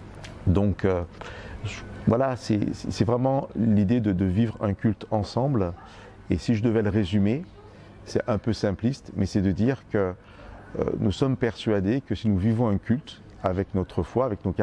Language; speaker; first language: French; native; French